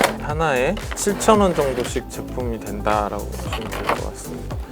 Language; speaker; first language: Korean; native; Korean